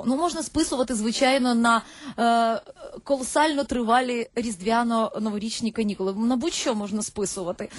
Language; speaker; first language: Ukrainian; native; Ukrainian